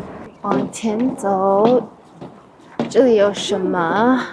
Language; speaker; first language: Chinese; non-native, learner; English